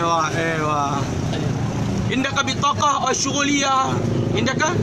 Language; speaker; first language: Arabic; non-native, learner; Malay